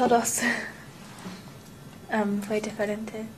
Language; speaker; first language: Spanish; non-native, learner; English